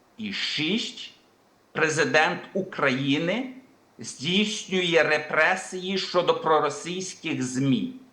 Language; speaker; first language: Ukrainian; early bilingual, heritage; Ukrainian